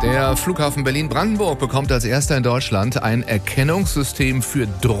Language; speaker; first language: German; native; German